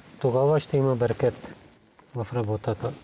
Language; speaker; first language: Bulgarian; non-native, learner; Urdu